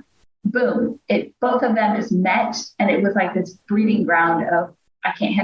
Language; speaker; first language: English; native; English